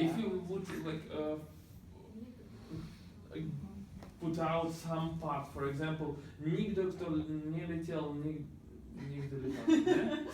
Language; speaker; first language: English; non-native, learner; Russian